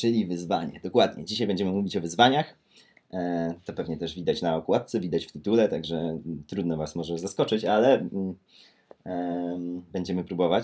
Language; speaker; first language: Polish; native; Polish